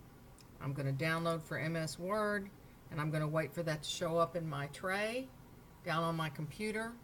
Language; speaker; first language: English; native; English